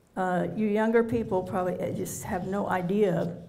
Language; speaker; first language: English; native; English